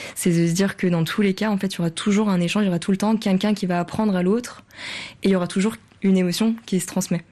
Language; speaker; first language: French; native; French